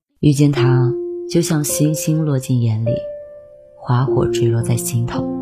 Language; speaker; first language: Chinese; native; Chinese